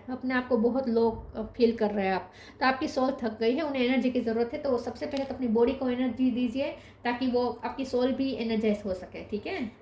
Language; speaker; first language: Hindi; non-native, local second language; Gujarati